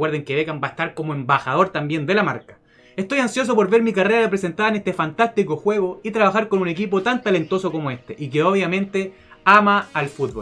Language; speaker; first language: Spanish; native; Spanish